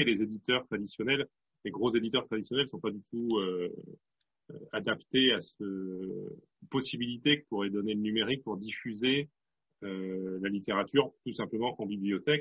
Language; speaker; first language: French; native; French